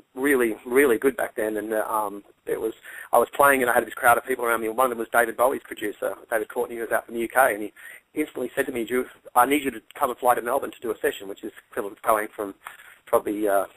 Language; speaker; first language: English; native; English